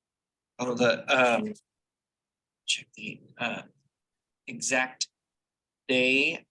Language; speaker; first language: English; native; English